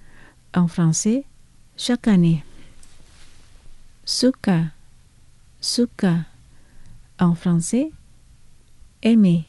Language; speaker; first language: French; non-native, fluent; Indonesian